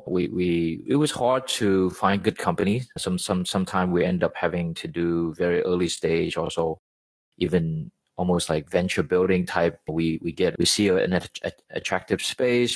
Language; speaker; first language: English; native; English